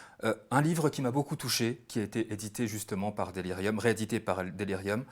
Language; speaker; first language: French; native; French